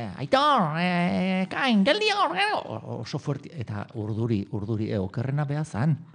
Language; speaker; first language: Basque; native; Basque